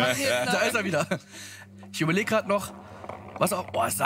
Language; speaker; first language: German; native; German